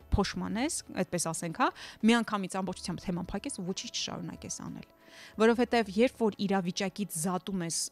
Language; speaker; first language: Armenian; native; Armenian